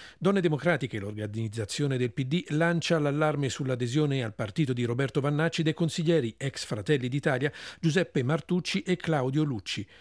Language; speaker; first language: Italian; native; Italian